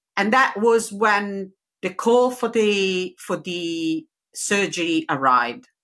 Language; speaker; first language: English; non-native, learner; Italian